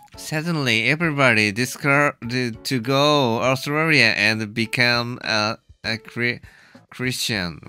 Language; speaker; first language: English; non-native, learner; Japanese